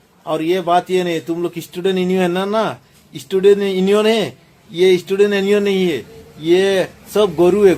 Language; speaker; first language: Hindi; non-native, local second language; Assamese